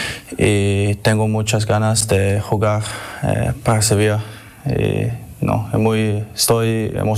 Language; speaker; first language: Spanish; non-native, learner; English